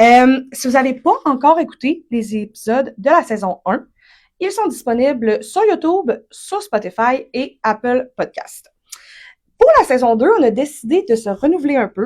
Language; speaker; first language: French; native; French